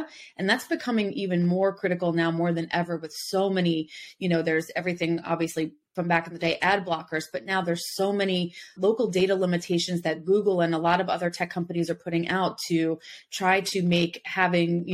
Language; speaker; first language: English; native; English